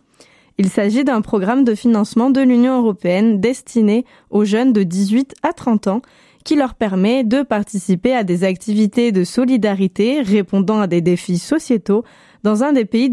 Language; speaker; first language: French; native; French